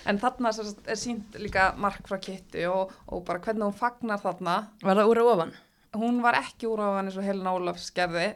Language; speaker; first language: Icelandic; native; Icelandic